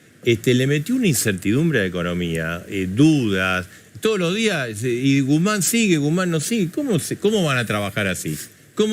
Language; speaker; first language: Spanish; native; Spanish